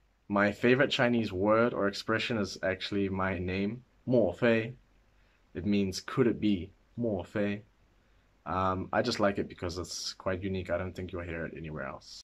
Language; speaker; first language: English; native; English